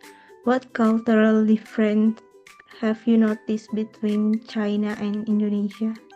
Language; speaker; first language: English; non-native, learner; Indonesian